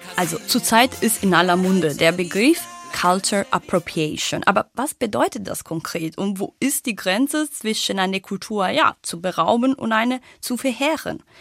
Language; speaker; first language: German; non-native, fluent; Italian